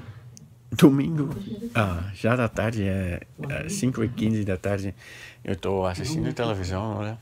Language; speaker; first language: Portuguese; non-native, learner; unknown